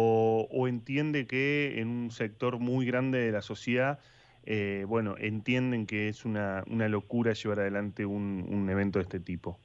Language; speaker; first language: Spanish; native; Spanish